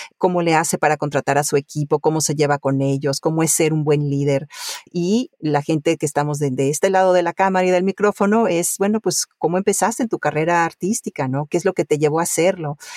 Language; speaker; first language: Spanish; early bilingual, other home language; Italian